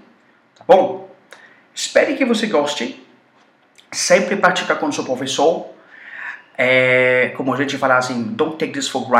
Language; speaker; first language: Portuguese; non-native, fluent; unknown